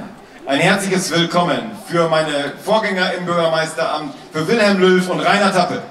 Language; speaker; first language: German; native; German